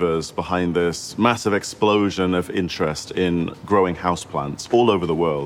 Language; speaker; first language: English; native; English